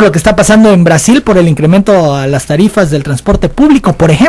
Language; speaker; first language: Spanish; native; Spanish